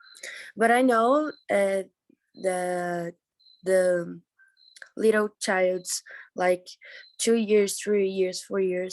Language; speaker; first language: English; non-native, learner; Portuguese